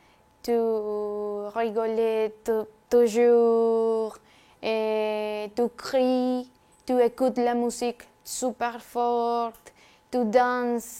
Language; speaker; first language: French; non-native, learner; Spanish